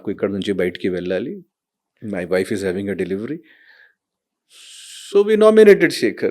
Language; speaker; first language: Telugu; non-native, fluent; Hindi